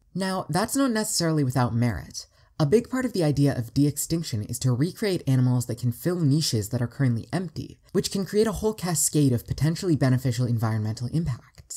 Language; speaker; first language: English; native; English